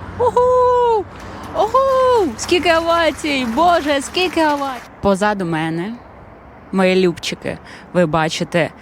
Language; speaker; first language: Ukrainian; non-native, local second language; Russian